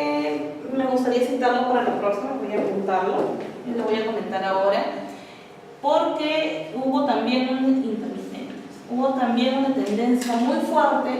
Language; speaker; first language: Spanish; native; Spanish